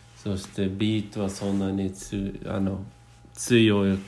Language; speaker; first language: Japanese; non-native, fluent; Swedish